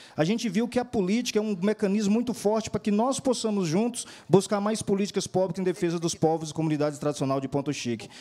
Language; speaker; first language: Portuguese; native; Portuguese